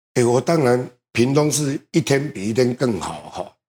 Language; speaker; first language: Chinese; native; Chinese